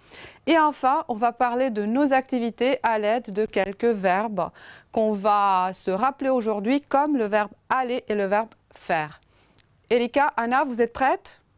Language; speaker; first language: French; non-native, fluent; Romanian